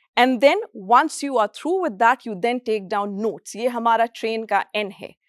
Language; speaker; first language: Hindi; non-native, fluent; English